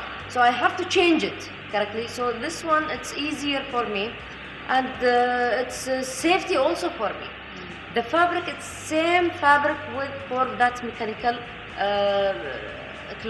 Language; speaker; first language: English; non-native, learner; Arabic